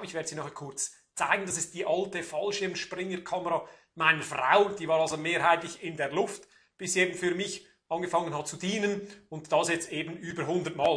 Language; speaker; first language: German; native; German